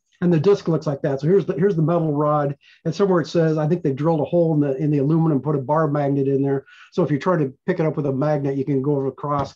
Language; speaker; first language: English; native; English